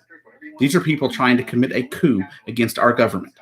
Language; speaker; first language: English; native; English